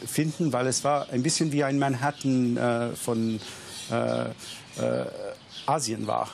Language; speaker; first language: German; non-native, fluent; English